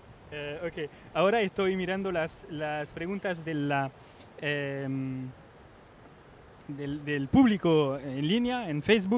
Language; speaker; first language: Spanish; non-native, fluent; French